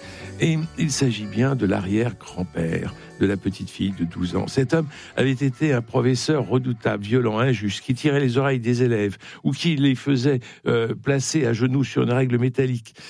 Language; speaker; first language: French; native; French